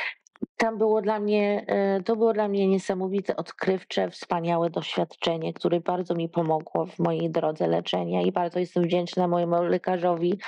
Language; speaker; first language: Polish; early bilingual, heritage; Polish